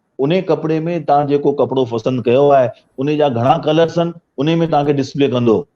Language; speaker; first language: Sindhi; early bilingual, heritage; Sindhi